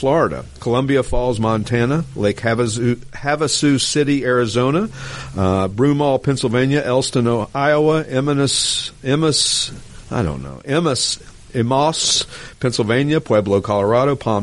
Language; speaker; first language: English; native; English